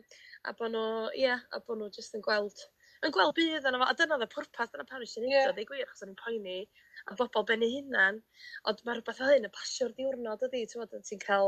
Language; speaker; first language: Welsh; native; Welsh